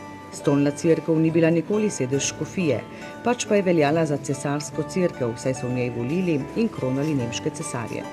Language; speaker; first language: Slovenian; native; Slovenian